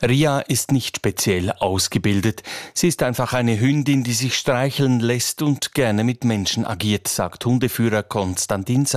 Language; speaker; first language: German; native; German